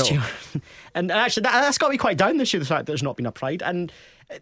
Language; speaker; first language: English; native; English